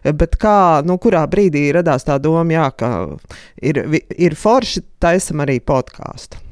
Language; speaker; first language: Latvian; native; Latvian